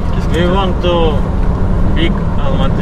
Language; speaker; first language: English; non-native, learner; Russian